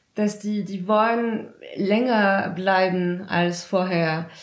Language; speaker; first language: German; non-native, fluent; French